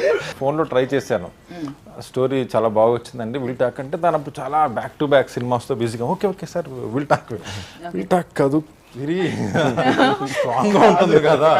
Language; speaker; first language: Telugu; native; Telugu